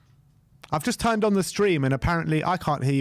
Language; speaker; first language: English; native; English